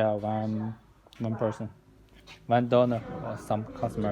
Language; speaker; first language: English; non-native, learner; Chinese